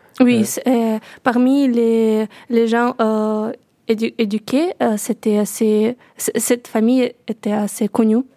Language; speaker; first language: French; non-native, learner; Russian